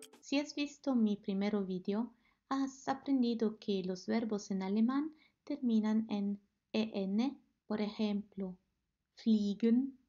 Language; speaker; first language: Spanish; non-native, fluent; Italian